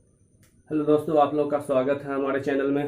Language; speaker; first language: Hindi; native; Hindi